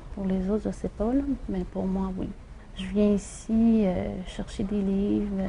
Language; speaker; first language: French; native; French